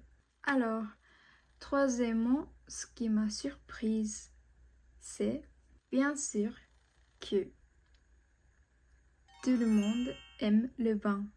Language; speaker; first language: French; non-native, fluent; Japanese